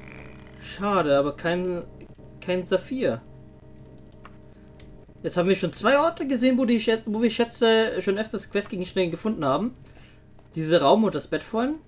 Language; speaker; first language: German; native; German